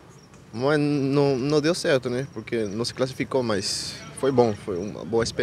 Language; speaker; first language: Portuguese; non-native, fluent; Spanish